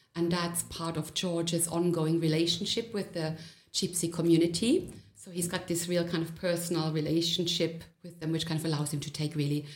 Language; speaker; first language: English; non-native, fluent; German